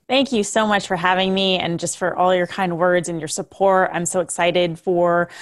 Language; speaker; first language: English; early bilingual, other home language; Hindi